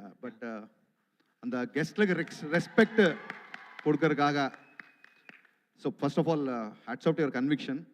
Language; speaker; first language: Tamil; non-native, learner; Telugu